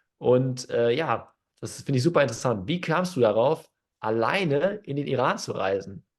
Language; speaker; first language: German; native; German